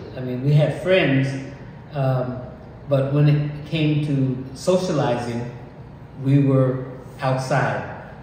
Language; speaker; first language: English; native; English